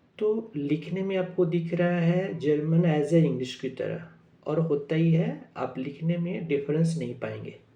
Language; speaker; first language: Hindi; native; Hindi